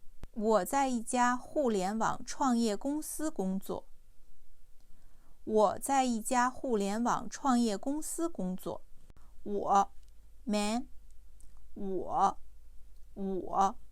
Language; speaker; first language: Chinese; non-native, fluent; Urdu